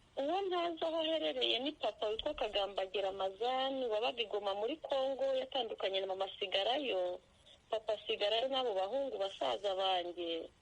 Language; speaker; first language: Kinyarwanda; native; Kinyarwanda